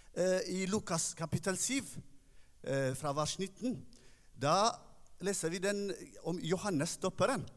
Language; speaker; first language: Norwegian; non-native, fluent; Tigrinya